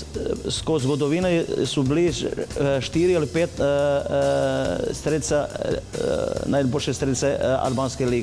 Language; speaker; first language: Slovenian; non-native, fluent; Albanian